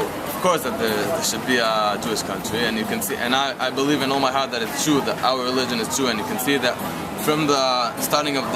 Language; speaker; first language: English; non-native, fluent; Hebrew